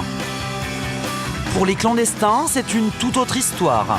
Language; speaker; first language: French; native; French